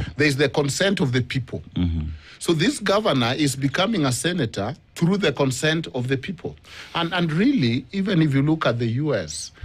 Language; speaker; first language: English; non-native, local second language; Luo (Kenya and Tanzania)